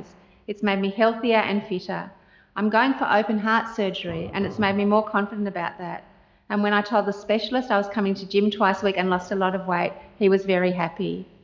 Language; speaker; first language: English; native; English